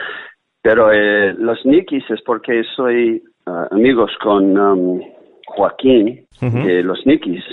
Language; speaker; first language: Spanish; non-native, learner; English